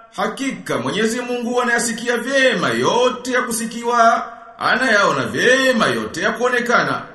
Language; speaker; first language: Swahili; native; Swahili